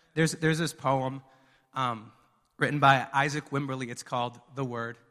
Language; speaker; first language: English; early bilingual, other home language; Spanish